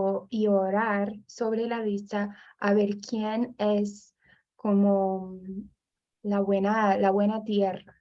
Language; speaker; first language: Spanish; non-native, fluent; English